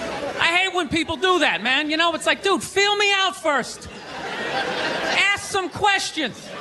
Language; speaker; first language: English; native; English